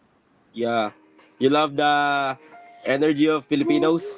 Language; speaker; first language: English; non-native, learner; Filipino